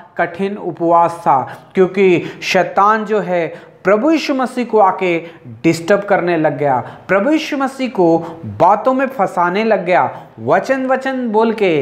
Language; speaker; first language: Hindi; non-native, local second language; Telugu